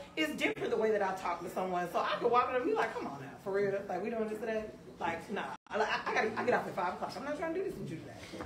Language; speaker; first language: English; native; English